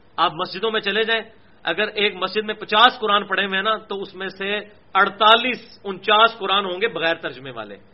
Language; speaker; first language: Urdu; non-native, local second language; Punjabi